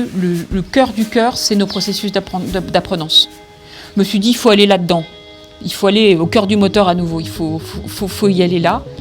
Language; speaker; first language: French; native; French